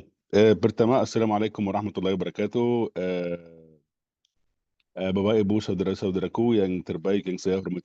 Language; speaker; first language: Indonesian; non-native, fluent; Arabic